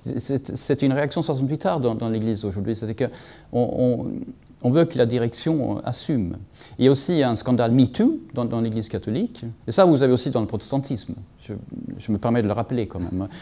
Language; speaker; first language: French; non-native, fluent; Swedish